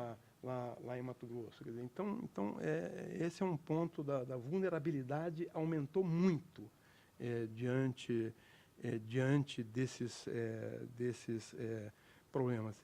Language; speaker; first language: Portuguese; native; Portuguese